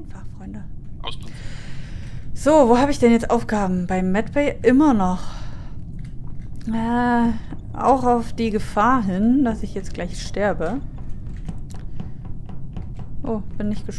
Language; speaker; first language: German; native; German